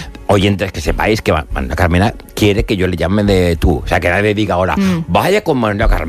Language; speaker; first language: Spanish; native; Spanish